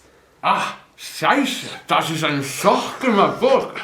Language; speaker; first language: German; non-native, learner; Icelandic